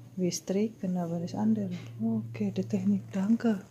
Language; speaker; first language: German; non-native, learner; Indonesian